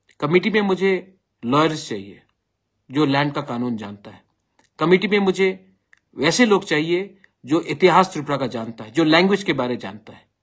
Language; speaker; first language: Hindi; non-native, local second language; Bangla